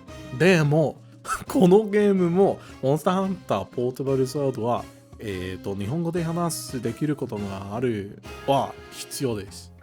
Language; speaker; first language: Japanese; non-native, learner; English